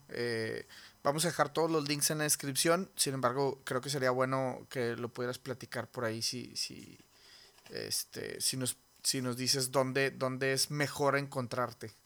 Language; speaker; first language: Spanish; native; Spanish